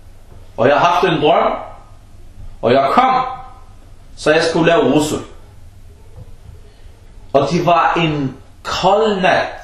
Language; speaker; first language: Danish; non-native, fluent; Arabic